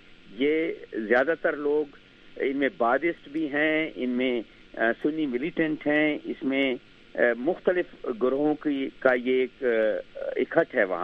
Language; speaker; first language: Urdu; native; Urdu